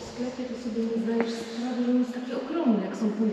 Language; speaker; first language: Polish; native; Polish